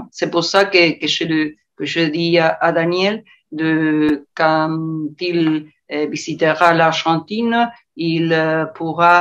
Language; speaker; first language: French; non-native, learner; Spanish